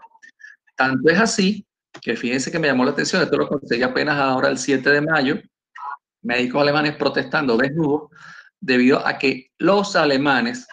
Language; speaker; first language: Spanish; native; Spanish